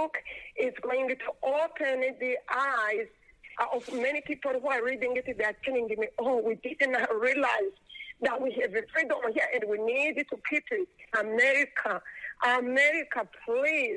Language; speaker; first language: English; non-native, local second language; Kinyarwanda